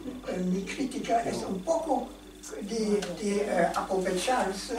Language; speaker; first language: Spanish; non-native, learner; German